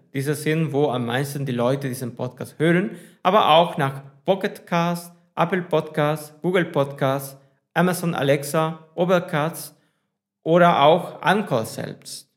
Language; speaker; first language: German; non-native, fluent; Spanish